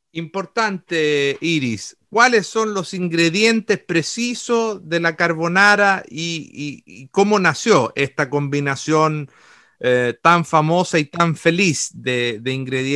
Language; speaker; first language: Spanish; native; Spanish